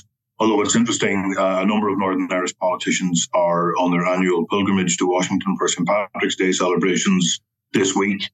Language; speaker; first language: English; native; English